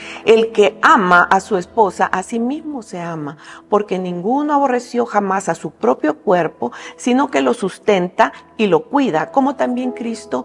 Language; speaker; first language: Spanish; native; Spanish